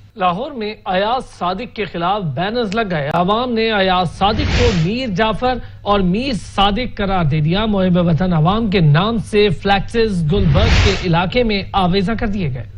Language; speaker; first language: Urdu; native; Urdu